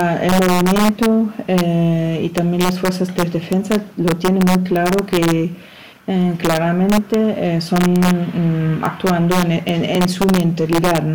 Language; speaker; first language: Spanish; non-native, fluent; German